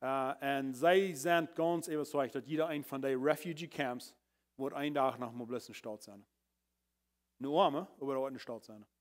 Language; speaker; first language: German; non-native, learner; Plautdietsch